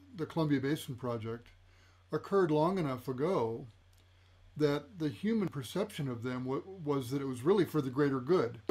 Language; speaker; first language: English; native; English